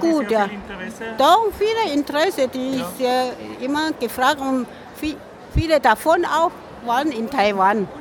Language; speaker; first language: German; non-native, learner; Min Nan Chinese